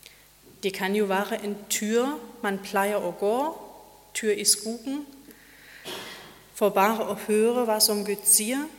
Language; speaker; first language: Norwegian; non-native, fluent; German